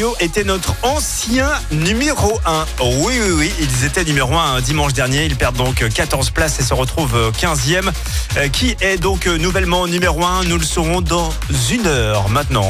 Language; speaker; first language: French; native; French